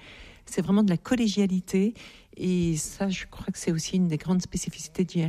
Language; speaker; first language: French; native; French